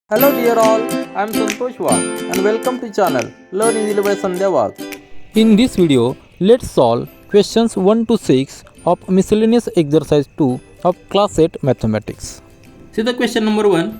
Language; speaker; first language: English; non-native, local second language; Marathi